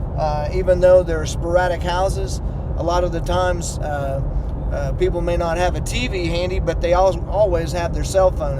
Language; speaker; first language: English; native; English